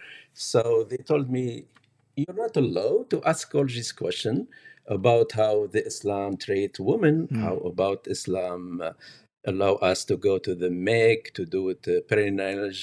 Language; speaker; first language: English; non-native, learner; Arabic